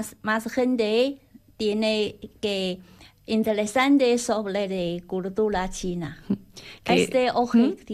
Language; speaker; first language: Spanish; non-native, learner; Chinese